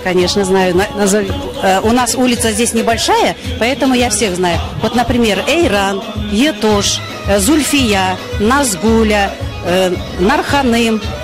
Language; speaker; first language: Russian; native; Russian